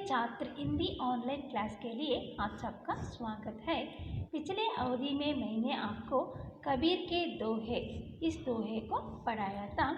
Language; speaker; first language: Hindi; non-native, local second language; Kannada